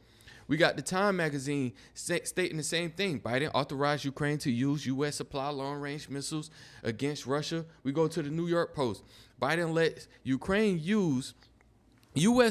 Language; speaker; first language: English; native; English